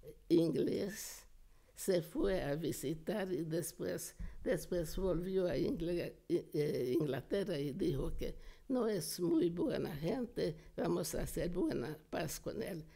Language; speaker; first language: Spanish; non-native, fluent; Hungarian